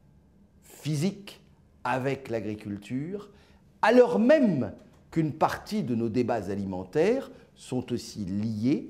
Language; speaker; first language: French; native; French